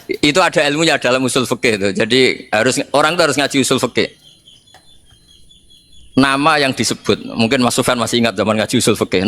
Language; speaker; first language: Indonesian; non-native, local second language; Javanese